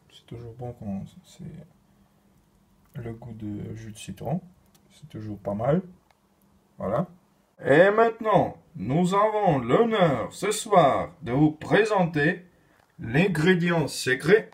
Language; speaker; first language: French; non-native, learner; Russian